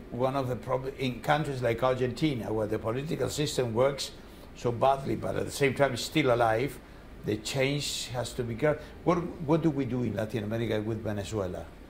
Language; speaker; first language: English; non-native, fluent; Spanish